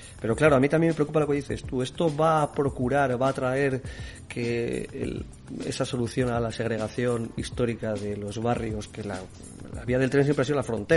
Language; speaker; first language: Spanish; native; Spanish